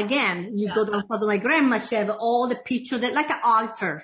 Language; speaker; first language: English; non-native, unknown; Italian